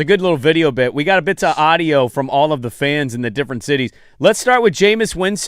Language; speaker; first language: English; native; English